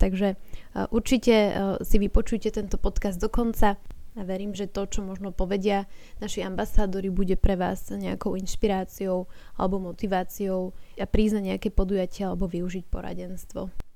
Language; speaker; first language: Slovak; native; Slovak